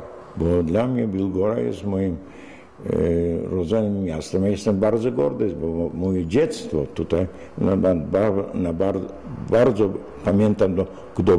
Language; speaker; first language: Polish; non-native, local second language; Yiddish